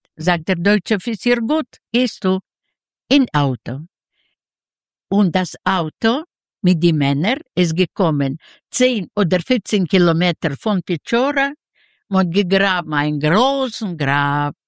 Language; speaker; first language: German; non-native, learner; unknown